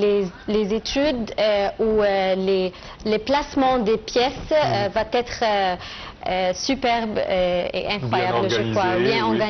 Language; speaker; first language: French; non-native, fluent; Arabic